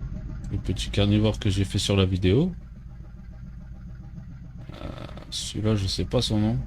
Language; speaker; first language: French; native; French